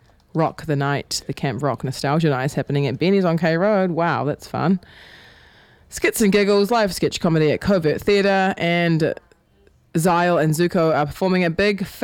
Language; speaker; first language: English; native; English